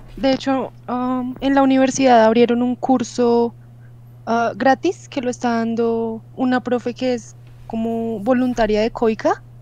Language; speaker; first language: Spanish; native; Spanish